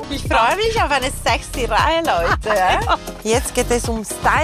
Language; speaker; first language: German; non-native, local second language; Italian